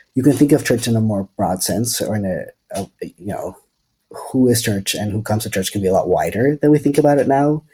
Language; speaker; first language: English; non-native, fluent; Dutch